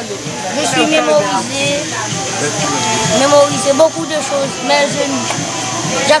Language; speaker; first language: French; non-native, learner; Haitian Creole